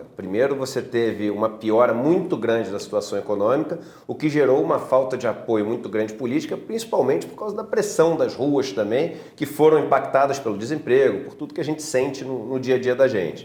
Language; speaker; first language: Portuguese; native; Portuguese